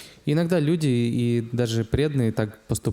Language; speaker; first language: Russian; native; Russian